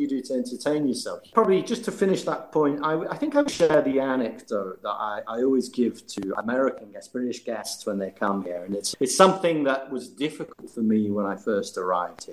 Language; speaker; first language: English; native; English